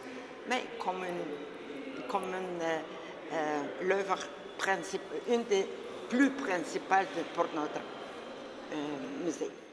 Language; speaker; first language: French; non-native, fluent; Russian